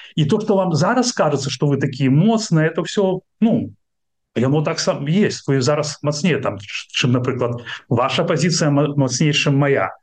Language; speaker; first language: Russian; non-native, local second language; Belarusian